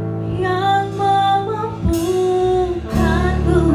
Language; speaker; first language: Indonesian; native; Indonesian